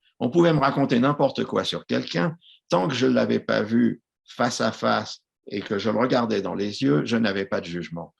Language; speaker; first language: French; native; French